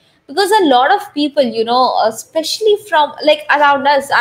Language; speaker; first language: English; non-native, local second language; Hindi